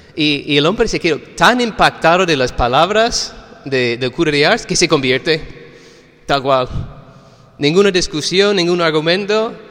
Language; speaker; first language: Spanish; non-native, fluent; English